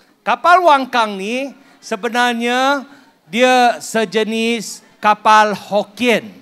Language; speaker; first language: Malay; non-native, local second language; Min Nan Chinese